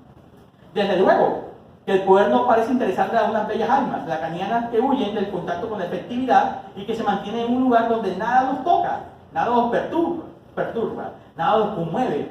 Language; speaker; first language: Spanish; native; Spanish